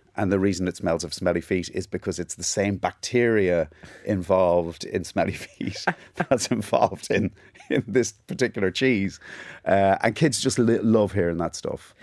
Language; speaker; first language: English; native; English